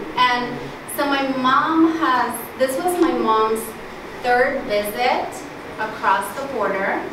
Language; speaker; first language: English; early bilingual, other home language; Spanish